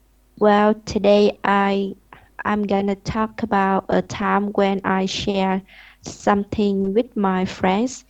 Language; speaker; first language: English; non-native, learner; Vietnamese